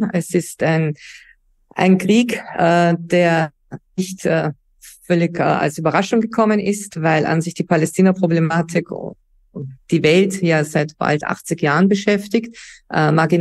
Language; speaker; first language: German; native; German